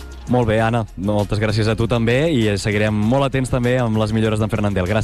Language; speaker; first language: Catalan; native; Catalan